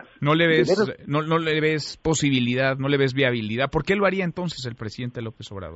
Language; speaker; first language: Spanish; native; Spanish